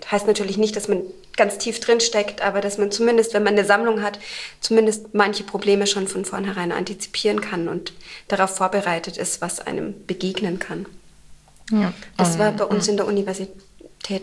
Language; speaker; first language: German; native; German